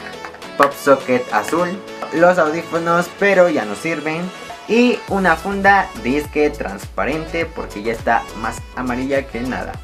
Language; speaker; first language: Spanish; native; Spanish